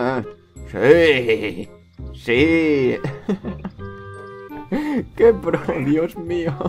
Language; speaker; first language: Spanish; native; Spanish